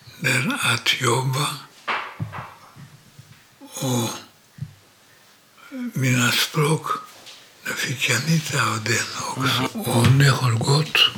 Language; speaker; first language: Swedish; non-native, learner; Polish